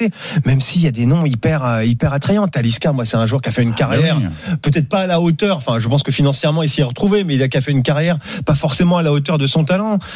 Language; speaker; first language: French; native; French